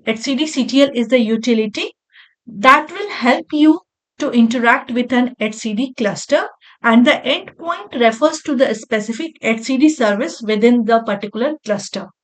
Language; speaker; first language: English; non-native, local second language; Hindi